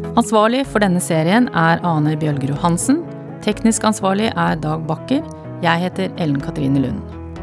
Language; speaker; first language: Norwegian; native; Norwegian